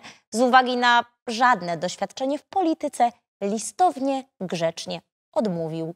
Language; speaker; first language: Polish; native; Polish